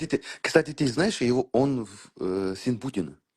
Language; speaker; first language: Russian; non-native, fluent; Uzbek